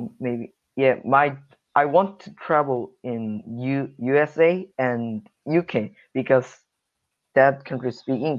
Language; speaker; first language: English; non-native, learner; Korean